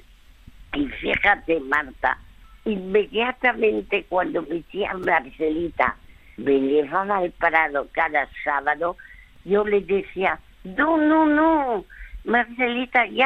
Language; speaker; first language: Spanish; early bilingual, other home language; French